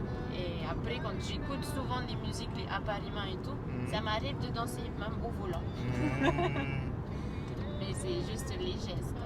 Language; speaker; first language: French; native; French